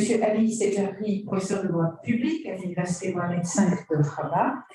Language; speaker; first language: French; native; French